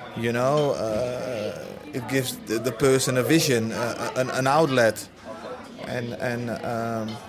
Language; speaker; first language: English; early bilingual, other home language; Dutch